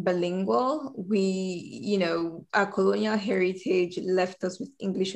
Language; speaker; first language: English; native; English